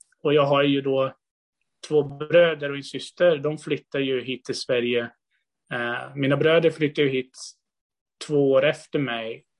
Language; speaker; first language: Swedish; non-native, fluent; Portuguese